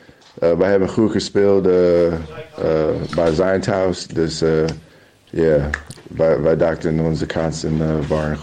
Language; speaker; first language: Dutch; non-native, learner; English